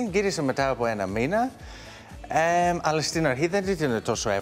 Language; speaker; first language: Greek; non-native, learner; English